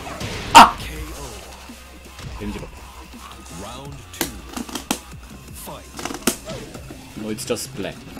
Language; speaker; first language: English; non-native, learner; Korean